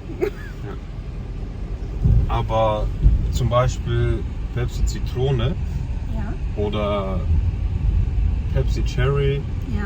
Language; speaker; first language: German; early bilingual, other home language; Turkish